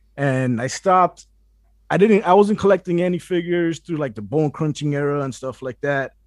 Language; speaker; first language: English; early bilingual, other home language; Spanish